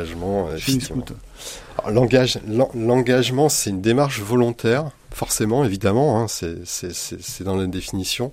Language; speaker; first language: French; native; French